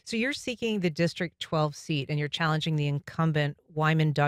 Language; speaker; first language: English; native; English